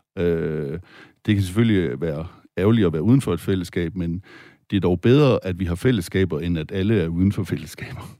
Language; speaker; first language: Danish; native; Danish